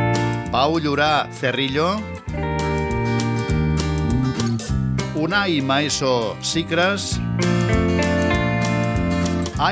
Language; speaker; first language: Catalan; native; Catalan